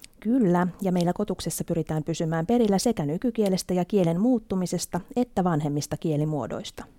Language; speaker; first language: Finnish; native; Finnish